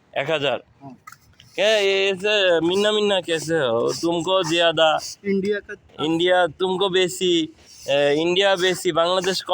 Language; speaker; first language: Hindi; non-native, learner; Bangla